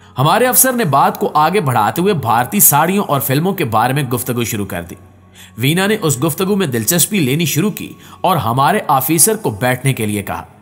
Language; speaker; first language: Urdu; native; Urdu